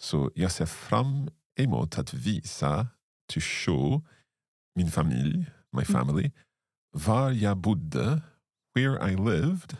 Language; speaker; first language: Swedish; non-native, learner; English